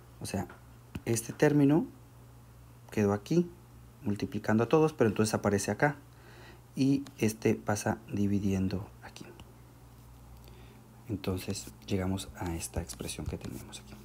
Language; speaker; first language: Spanish; native; Spanish